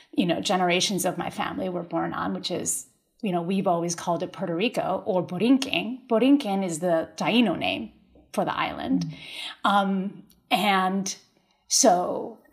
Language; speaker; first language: English; early bilingual, other home language; Spanish